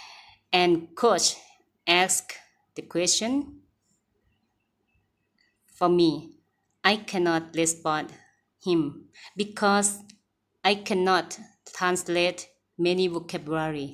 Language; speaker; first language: English; non-native, learner; Thai